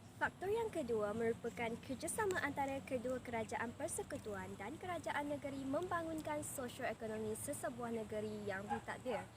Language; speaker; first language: Malay; native; Malay